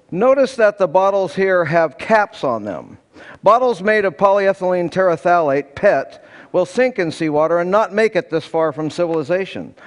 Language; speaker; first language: English; native; English